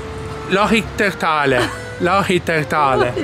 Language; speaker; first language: Finnish; non-native, learner; Italian